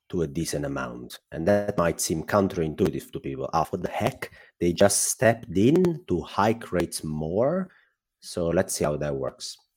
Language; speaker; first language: English; non-native, fluent; Italian